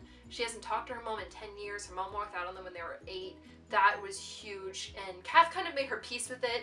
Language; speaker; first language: English; native; English